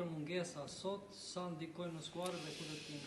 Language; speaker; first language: Albanian; native; Albanian